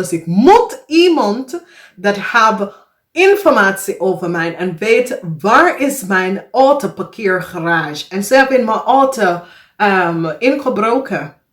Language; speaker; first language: Dutch; non-native, fluent; English